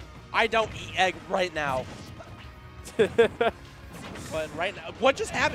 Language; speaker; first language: English; native; English